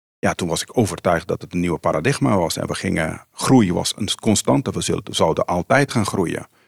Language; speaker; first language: Dutch; non-native, local second language; Papiamento